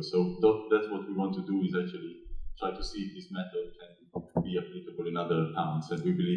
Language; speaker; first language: English; non-native, fluent; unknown